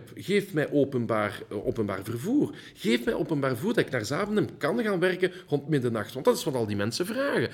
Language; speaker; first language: Dutch; early bilingual, heritage; Dutch